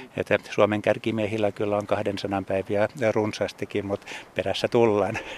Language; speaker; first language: Finnish; native; Finnish